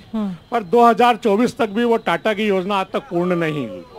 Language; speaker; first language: Hindi; native; Hindi